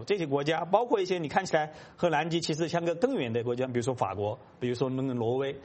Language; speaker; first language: Chinese; native; Chinese